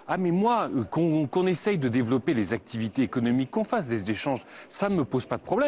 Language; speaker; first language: French; native; French